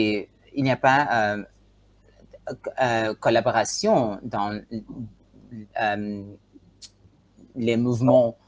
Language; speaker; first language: French; non-native, learner; Tswana